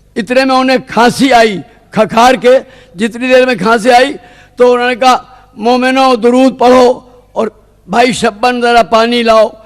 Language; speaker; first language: Urdu; native; Urdu